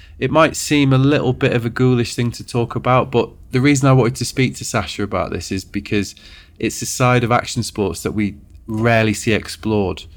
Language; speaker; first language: English; native; English